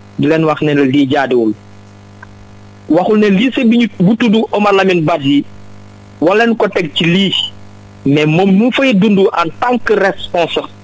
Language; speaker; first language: Wolof; non-native, local second language; Jola-Fonyi